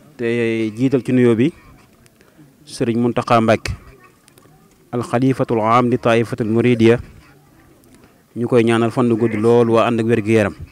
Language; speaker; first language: Wolof; native; Wolof